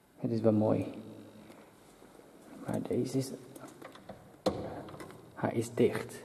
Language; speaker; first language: Dutch; non-native, local second language; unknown